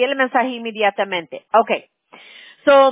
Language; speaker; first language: Spanish; early bilingual, heritage; Spanish